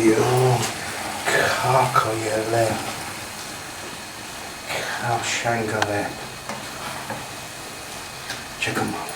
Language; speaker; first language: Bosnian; non-native, learner; English